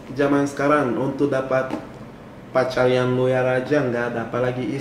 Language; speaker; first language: Indonesian; non-native, fluent; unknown